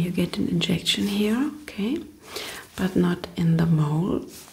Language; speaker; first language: English; non-native, fluent; German